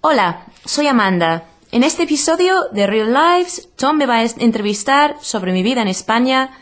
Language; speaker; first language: Spanish; non-native, fluent; English